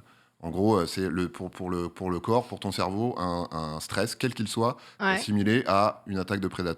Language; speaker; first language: French; native; French